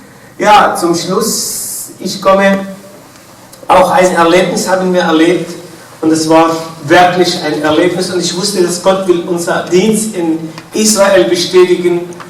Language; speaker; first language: German; non-native, fluent; Arabic